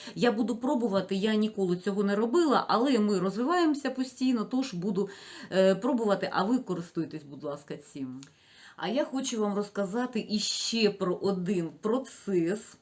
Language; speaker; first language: Ukrainian; non-native, local second language; Russian